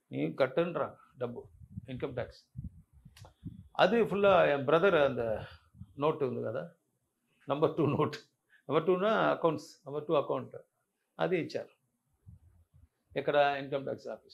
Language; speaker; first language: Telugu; non-native, learner; Tamil